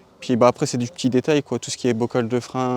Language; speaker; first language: French; native; French